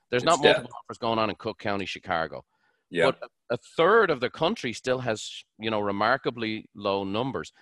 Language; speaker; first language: English; native; English